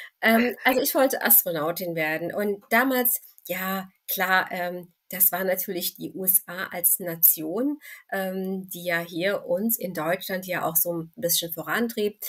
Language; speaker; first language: German; early bilingual, other home language; Turkish